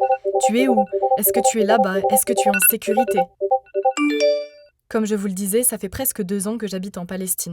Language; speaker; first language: French; native; French